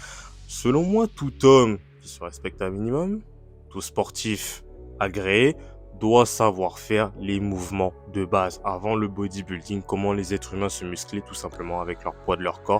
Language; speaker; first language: French; native; French